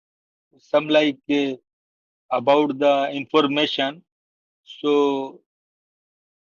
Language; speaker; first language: English; non-native, learner; Hindi